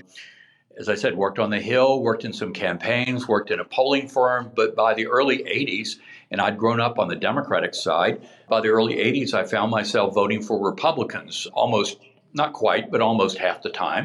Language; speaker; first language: English; native; English